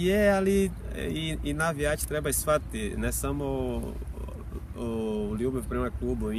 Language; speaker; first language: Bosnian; non-native, fluent; Portuguese